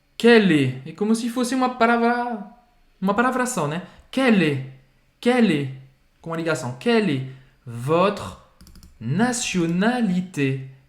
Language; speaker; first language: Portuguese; non-native, fluent; French